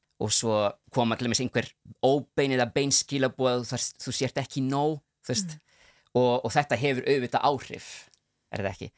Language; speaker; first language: Icelandic; non-native, fluent; Italian